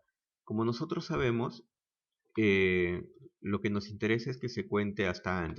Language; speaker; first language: Spanish; native; Spanish